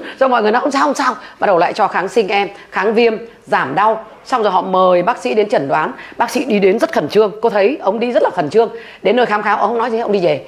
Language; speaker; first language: Vietnamese; native; Vietnamese